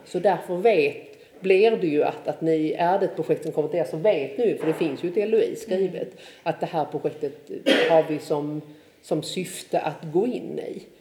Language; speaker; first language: Swedish; native; Swedish